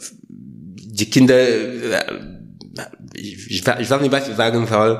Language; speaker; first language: German; non-native, learner; French